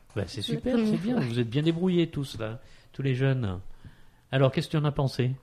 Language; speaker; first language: French; native; French